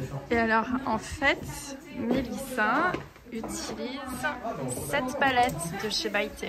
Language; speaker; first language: French; native; French